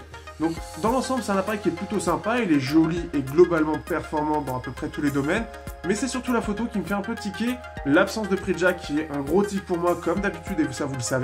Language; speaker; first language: French; native; French